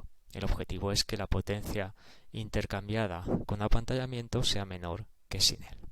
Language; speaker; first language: Spanish; native; Spanish